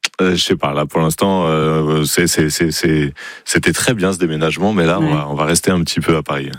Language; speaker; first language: French; native; French